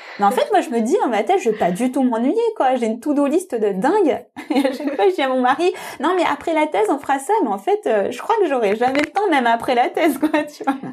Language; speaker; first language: French; native; French